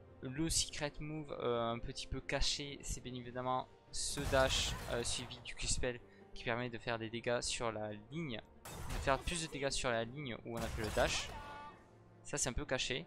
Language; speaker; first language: French; native; French